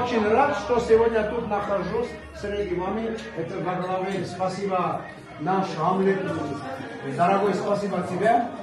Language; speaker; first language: Russian; non-native, fluent; Armenian